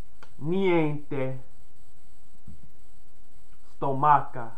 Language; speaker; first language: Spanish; non-native, learner; English